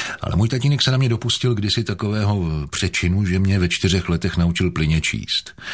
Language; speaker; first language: Czech; native; Czech